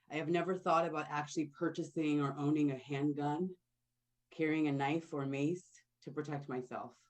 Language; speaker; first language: English; native; English